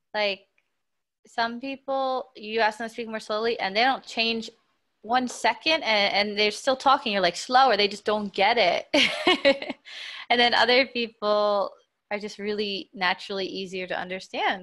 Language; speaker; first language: English; native; English